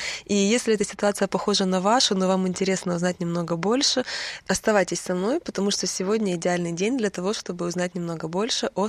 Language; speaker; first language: Russian; native; Russian